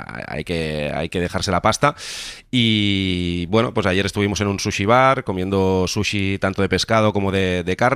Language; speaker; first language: Spanish; native; Spanish